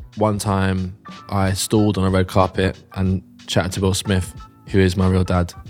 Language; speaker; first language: English; native; English